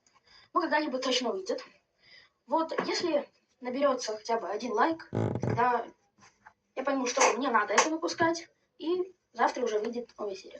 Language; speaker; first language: Russian; native; Russian